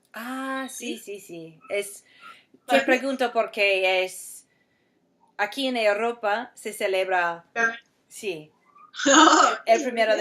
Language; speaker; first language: Spanish; non-native, fluent; English